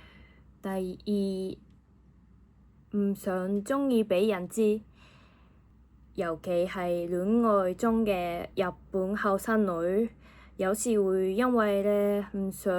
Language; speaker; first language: Cantonese; non-native, fluent; Japanese